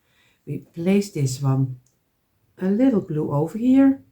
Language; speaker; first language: English; non-native, fluent; Dutch